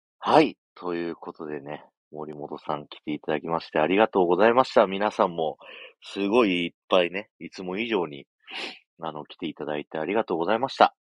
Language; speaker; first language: Japanese; native; Japanese